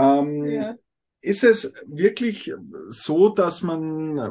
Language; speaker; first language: German; native; German